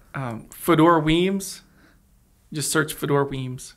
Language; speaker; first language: English; early bilingual, other home language; Russian